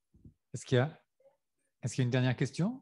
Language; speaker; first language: French; native; French